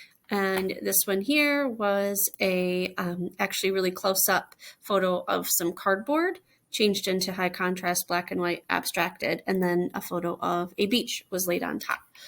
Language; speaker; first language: English; native; English